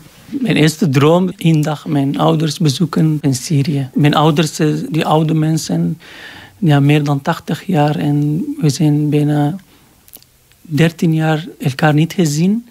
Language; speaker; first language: Dutch; non-native, learner; Arabic